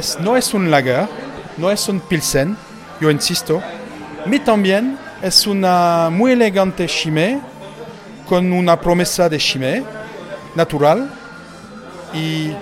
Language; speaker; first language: Spanish; non-native, learner; French